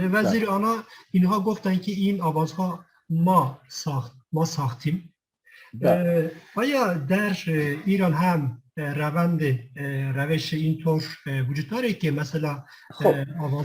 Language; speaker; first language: Persian; non-native, fluent; Kurdish